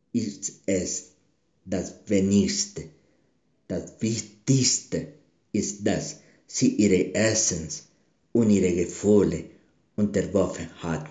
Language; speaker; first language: German; non-native, learner; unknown